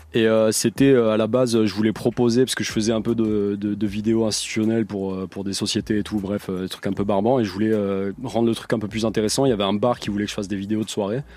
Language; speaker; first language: French; native; French